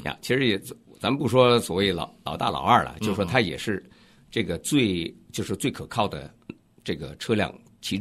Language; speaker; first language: Chinese; native; Chinese